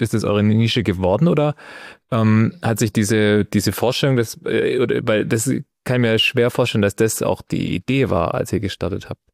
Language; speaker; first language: German; native; German